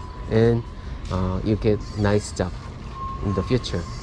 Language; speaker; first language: English; non-native, learner; Korean